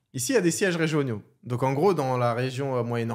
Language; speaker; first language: French; native; French